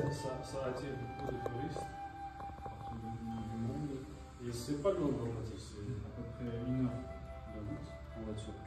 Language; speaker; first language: French; non-native, fluent; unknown